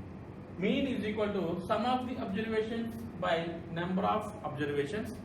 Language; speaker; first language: English; non-native, local second language; Telugu